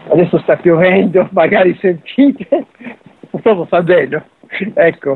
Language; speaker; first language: Italian; early bilingual, heritage; Italian